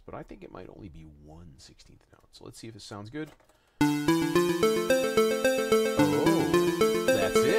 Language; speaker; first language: English; native; English